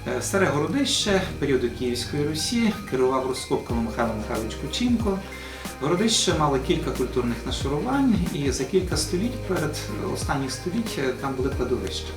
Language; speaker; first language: Ukrainian; native; Ukrainian